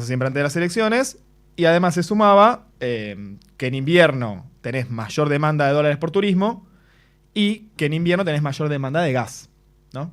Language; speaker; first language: Spanish; native; Spanish